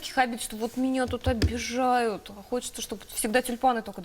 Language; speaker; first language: Russian; native; Russian